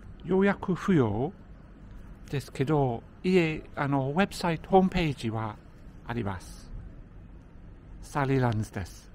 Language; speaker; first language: Japanese; non-native, fluent; English